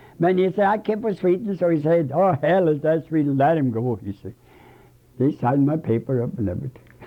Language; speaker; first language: English; non-native, fluent; Swedish